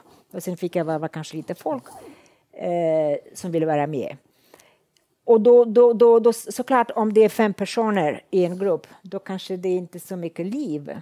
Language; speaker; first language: Swedish; non-native, fluent; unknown